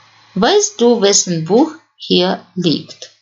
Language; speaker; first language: German; non-native, fluent; Russian